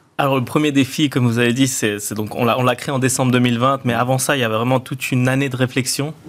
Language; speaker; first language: French; native; French